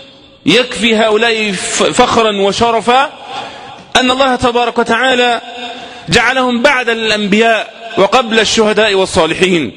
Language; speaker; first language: Arabic; native; Arabic